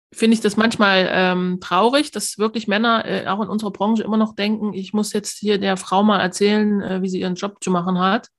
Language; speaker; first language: German; native; German